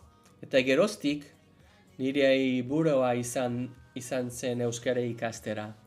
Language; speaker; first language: Basque; non-native, learner; English